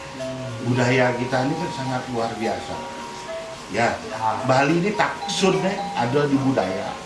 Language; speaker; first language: Indonesian; non-native, local second language; Balinese